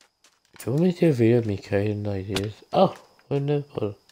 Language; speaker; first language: English; native; English